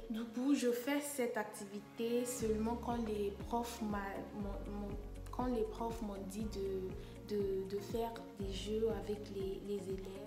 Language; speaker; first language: French; non-native, fluent; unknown